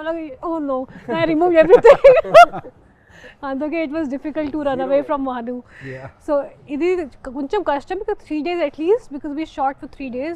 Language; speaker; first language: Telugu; non-native, fluent; Hindi